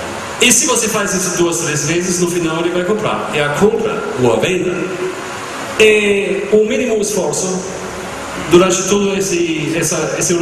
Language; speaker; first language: Portuguese; non-native, fluent; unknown